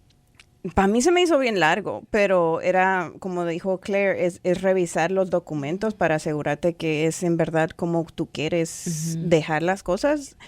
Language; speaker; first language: Spanish; early bilingual, heritage; Spanish